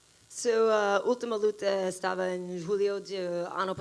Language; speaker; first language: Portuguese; non-native, learner; English